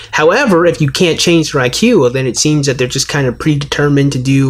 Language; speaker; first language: English; native; English